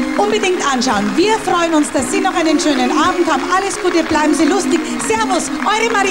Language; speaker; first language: German; native; German